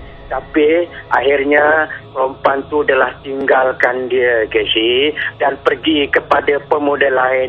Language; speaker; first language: Malay; native; Malay